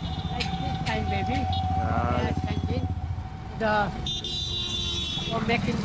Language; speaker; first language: English; non-native, learner; Hindi